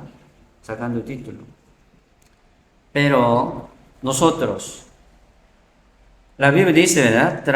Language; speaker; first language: Spanish; non-native, learner; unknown